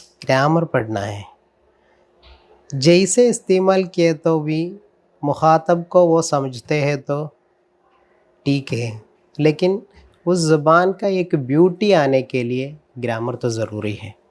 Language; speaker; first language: Hindi; non-native, local second language; Malayalam